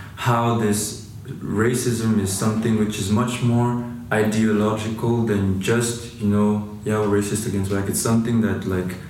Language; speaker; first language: English; non-native, fluent; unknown